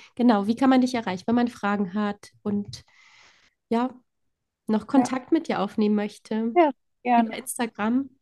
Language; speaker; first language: German; early bilingual, other home language; Polish